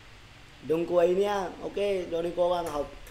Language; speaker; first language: Vietnamese; non-native, learner; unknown